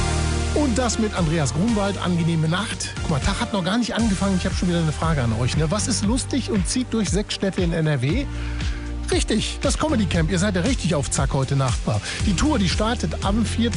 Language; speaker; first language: German; native; German